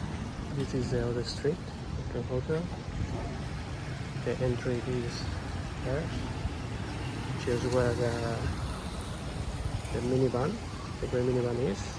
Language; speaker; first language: English; non-native, learner; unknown